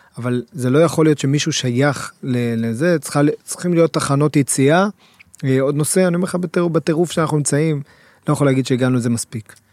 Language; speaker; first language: Hebrew; native; Hebrew